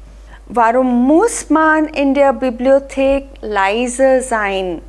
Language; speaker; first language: German; non-native, fluent; Hindi